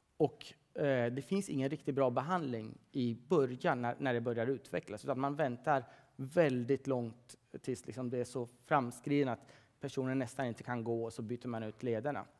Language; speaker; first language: Swedish; early bilingual, other home language; Persian